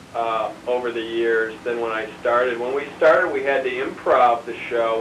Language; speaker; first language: English; native; English